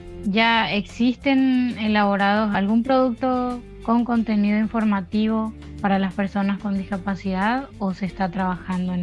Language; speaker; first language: Spanish; native; Spanish